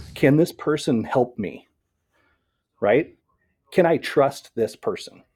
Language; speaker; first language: English; native; English